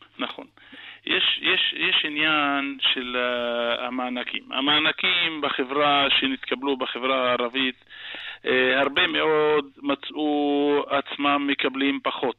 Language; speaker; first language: Hebrew; non-native, local second language; Arabic